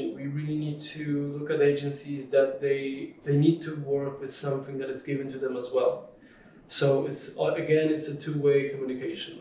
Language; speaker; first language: English; non-native, fluent; Polish